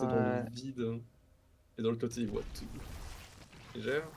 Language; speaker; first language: French; native; French